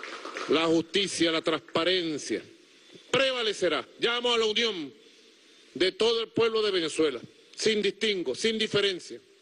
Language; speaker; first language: Spanish; native; Spanish